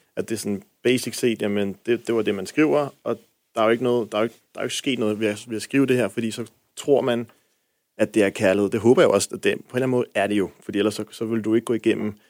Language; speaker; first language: Danish; native; Danish